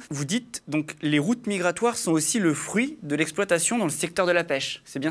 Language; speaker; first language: French; native; French